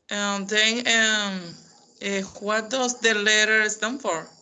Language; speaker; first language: English; non-native, learner; Spanish